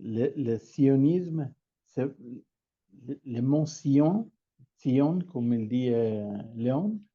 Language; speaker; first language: French; non-native, learner; Hebrew